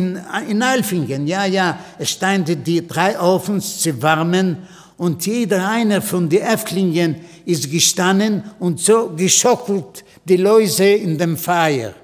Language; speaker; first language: German; non-native, fluent; Yiddish